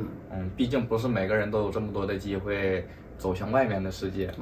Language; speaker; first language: Chinese; native; Chinese